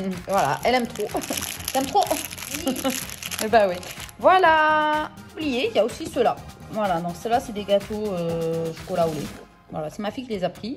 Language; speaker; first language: French; native; French